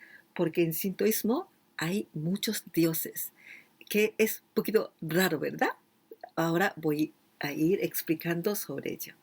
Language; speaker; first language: Spanish; non-native, fluent; Japanese